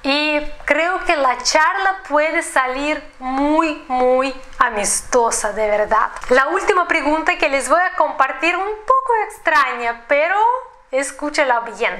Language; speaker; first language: Spanish; non-native, fluent; Russian